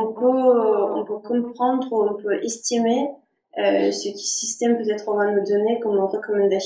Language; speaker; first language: French; non-native, fluent; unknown